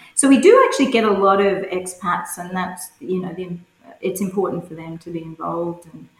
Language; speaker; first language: English; native; English